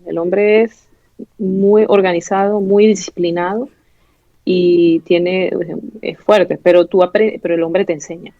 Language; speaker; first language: Spanish; native; Spanish